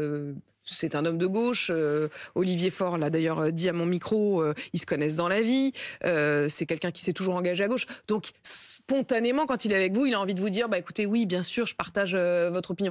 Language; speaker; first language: French; native; French